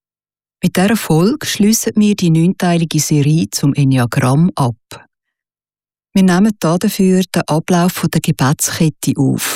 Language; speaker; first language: German; native; German